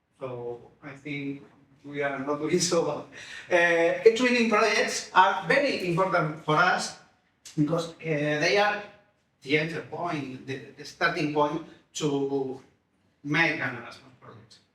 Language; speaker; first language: English; non-native, fluent; Spanish